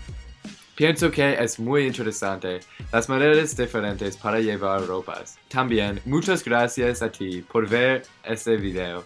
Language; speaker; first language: Spanish; non-native, learner; English